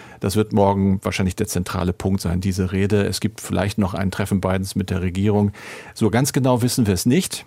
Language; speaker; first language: German; native; German